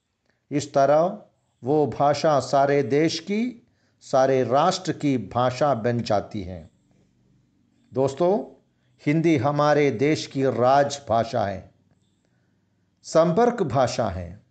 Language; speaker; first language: Hindi; non-native, local second language; Malayalam